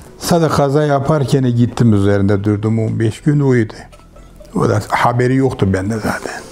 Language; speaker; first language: Turkish; native; Turkish